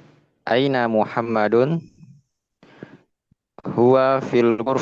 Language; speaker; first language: Arabic; non-native, learner; Indonesian